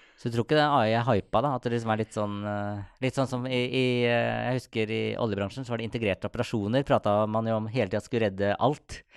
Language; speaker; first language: Norwegian; native; Norwegian